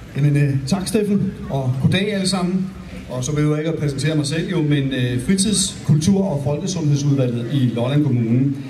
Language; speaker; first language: Danish; native; Danish